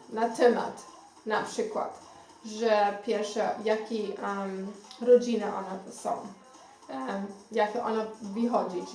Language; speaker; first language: Polish; non-native, learner; Xhosa